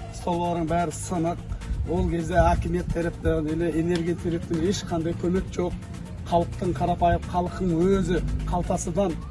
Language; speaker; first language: Kazakh; non-native, local second language; Uzbek